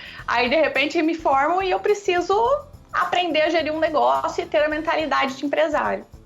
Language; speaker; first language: Portuguese; native; Portuguese